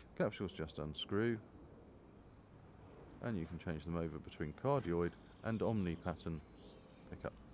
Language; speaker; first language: English; native; English